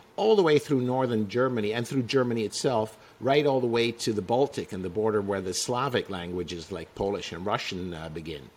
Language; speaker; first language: English; non-native, fluent; Dutch